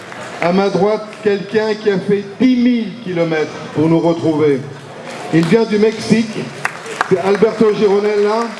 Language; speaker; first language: French; native; French